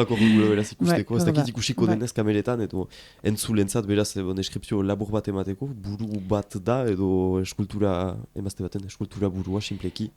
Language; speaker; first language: Basque; native; Basque